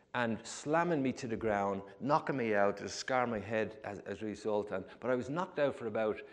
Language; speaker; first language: English; native; English